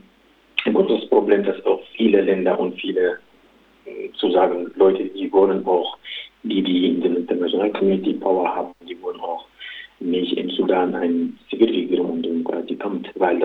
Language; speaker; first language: German; non-native, local second language; Arabic